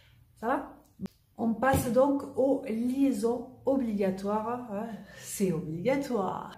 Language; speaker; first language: French; native; French